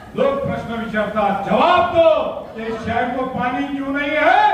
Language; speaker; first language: Hindi; non-native, local second language; Marathi